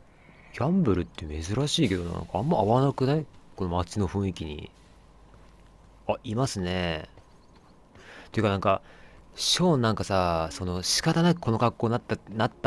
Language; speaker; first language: Japanese; native; Japanese